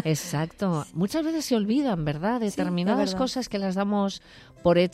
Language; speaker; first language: Spanish; native; Spanish